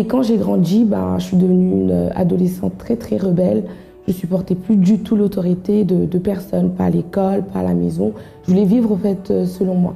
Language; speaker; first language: French; native; French